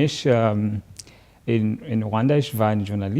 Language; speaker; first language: German; non-native, learner; Kinyarwanda